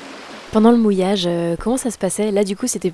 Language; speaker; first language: French; native; French